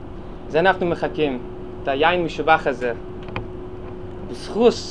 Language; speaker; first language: Hebrew; non-native, fluent; English